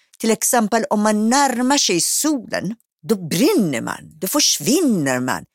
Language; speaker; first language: Swedish; non-native, fluent; Persian